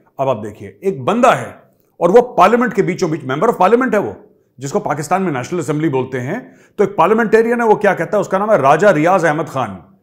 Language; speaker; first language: Hindi; native; Hindi